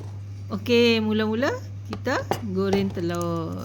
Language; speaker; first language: Malay; native; Malay